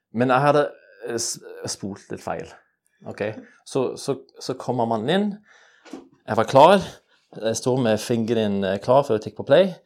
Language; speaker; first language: Norwegian; non-native, fluent; English